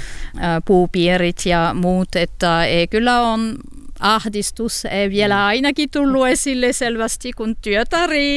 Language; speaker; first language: Finnish; non-native, learner; French